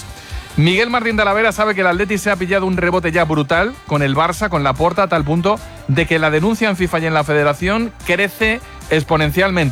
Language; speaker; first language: Spanish; native; Spanish